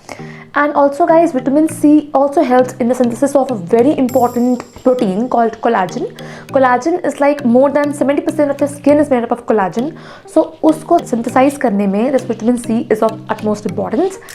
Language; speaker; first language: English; non-native, local second language; Hindi